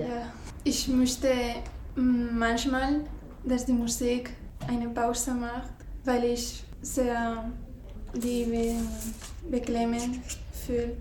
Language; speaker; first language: German; non-native, learner; Spanish